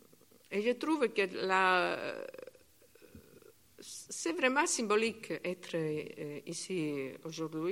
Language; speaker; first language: French; non-native, learner; Italian